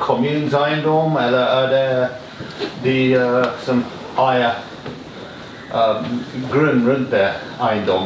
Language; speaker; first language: Norwegian; non-native, learner; English